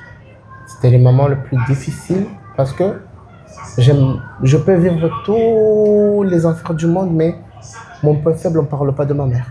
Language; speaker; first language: French; non-native, local second language; Ngazidja Comorian